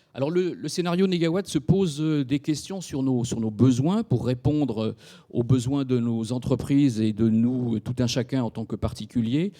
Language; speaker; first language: French; native; French